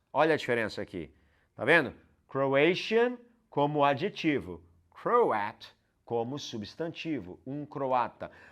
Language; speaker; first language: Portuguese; non-native, fluent; English